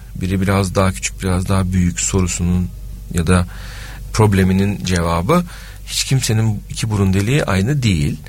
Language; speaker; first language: Turkish; native; Turkish